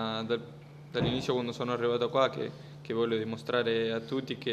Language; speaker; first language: Italian; non-native, fluent; Spanish